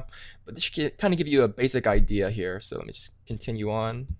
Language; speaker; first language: English; native; English